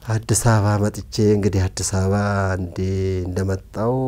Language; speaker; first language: Amharic; early bilingual, other home language; Oromo